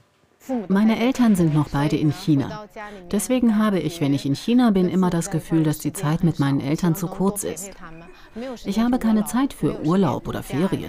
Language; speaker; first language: German; non-native, fluent; Chinese